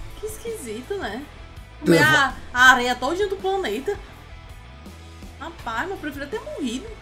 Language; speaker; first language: Portuguese; native; Portuguese